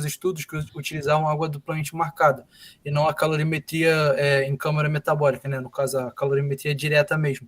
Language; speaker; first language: Portuguese; native; Portuguese